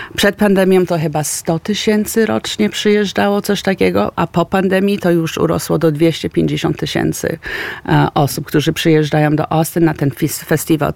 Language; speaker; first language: Polish; early bilingual, heritage; Polish